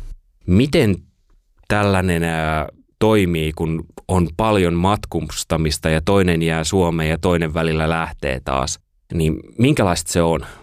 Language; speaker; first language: Finnish; native; Finnish